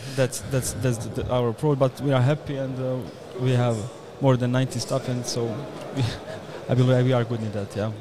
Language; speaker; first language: English; non-native, fluent; Bosnian